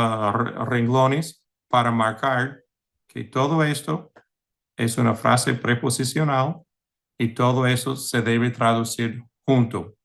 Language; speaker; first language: Spanish; non-native, fluent; English